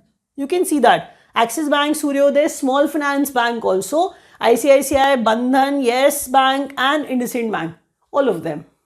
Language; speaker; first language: English; non-native, local second language; Hindi